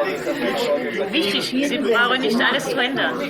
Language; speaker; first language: German; non-native, learner; French